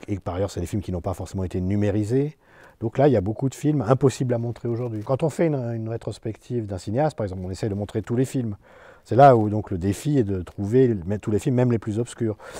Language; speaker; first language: French; native; French